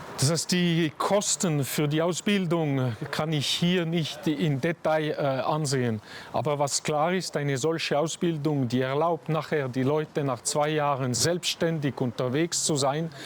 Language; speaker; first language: German; non-native, local second language; French